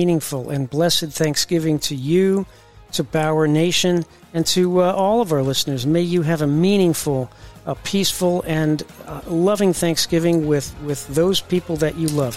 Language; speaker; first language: English; native; English